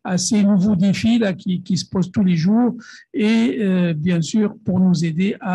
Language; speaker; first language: French; non-native, local second language; Arabic